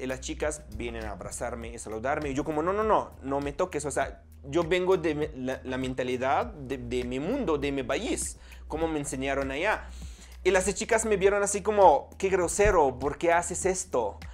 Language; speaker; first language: Spanish; non-native, fluent; Arabic